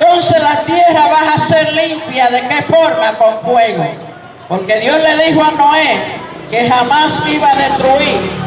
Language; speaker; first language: Spanish; native; Spanish